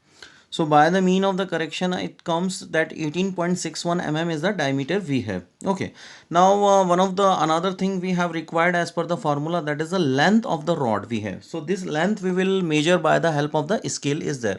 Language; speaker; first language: English; non-native, local second language; Hindi